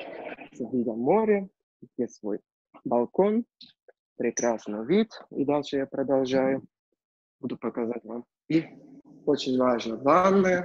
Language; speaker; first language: Russian; non-native, learner; Turkish